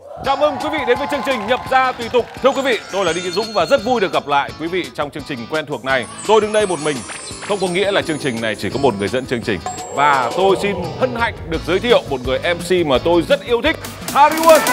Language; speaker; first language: Vietnamese; native; Vietnamese